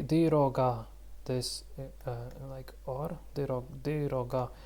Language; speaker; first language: Korean; non-native, learner; Russian